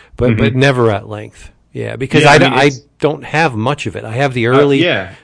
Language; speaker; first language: English; early bilingual, other home language; Italian